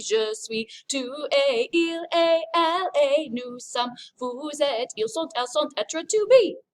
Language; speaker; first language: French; non-native, fluent; English